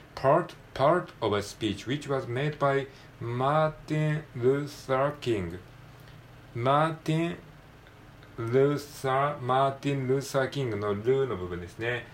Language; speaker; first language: English; non-native, learner; Japanese